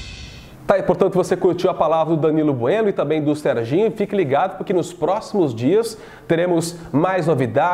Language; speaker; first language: Portuguese; native; Portuguese